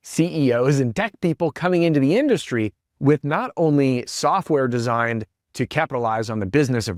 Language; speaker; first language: English; native; English